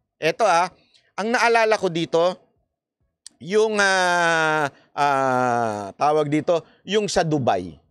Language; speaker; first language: Filipino; native; Filipino